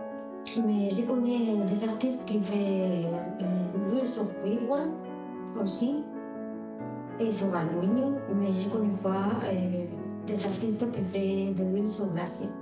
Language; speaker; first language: French; non-native, fluent; Spanish